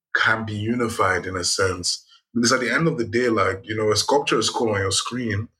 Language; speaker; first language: English; non-native, local second language; Yoruba